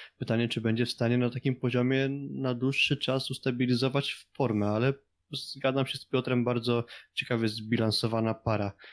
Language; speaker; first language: Polish; native; Polish